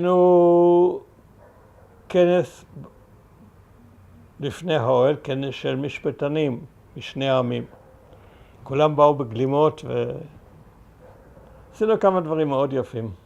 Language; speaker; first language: Hebrew; early bilingual, other home language; German